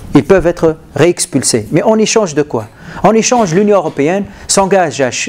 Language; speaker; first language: French; non-native, local second language; Arabic